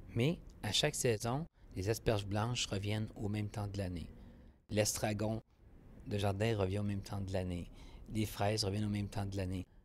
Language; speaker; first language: French; native; French